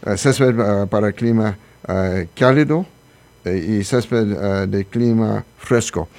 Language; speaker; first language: Spanish; non-native, learner; English